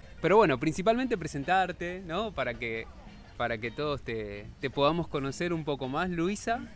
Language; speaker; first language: Spanish; native; Spanish